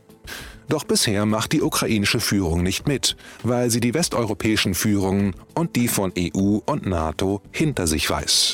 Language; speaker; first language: German; native; German